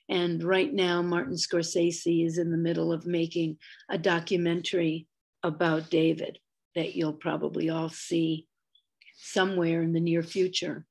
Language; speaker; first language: English; native; English